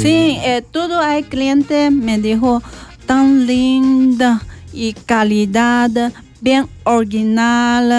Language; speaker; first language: Spanish; non-native, learner; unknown